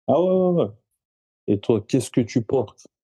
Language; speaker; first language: French; native; French